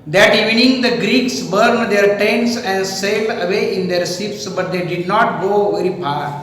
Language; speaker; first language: English; non-native, local second language; Marathi